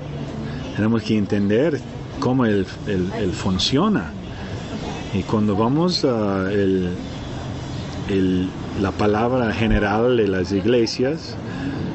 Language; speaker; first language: Spanish; non-native, fluent; Portuguese